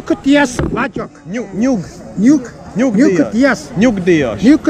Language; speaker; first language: Hungarian; non-native, learner; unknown